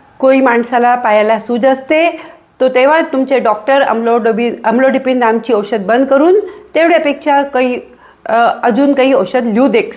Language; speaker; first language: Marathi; non-native, local second language; Hindi